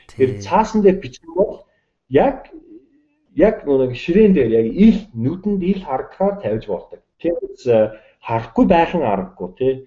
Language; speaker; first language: Mongolian; non-native, fluent; English